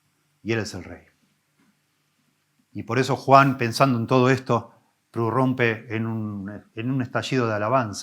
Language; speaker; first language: Spanish; native; Spanish